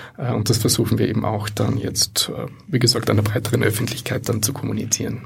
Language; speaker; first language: German; native; German